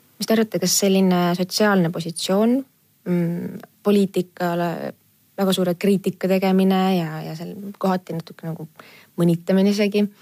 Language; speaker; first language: Estonian; native; Estonian